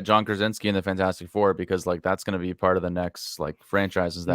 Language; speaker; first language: English; native; English